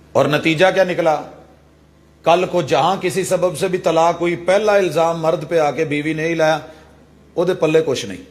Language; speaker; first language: Urdu; non-native, local second language; Punjabi